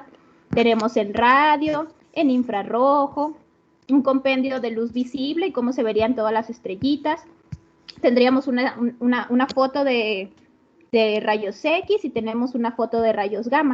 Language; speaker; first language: Spanish; native; Spanish